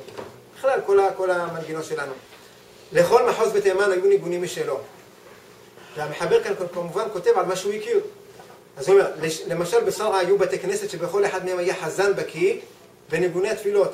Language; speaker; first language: Hebrew; native; Hebrew